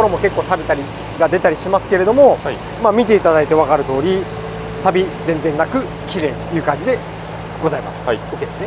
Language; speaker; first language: Japanese; native; Japanese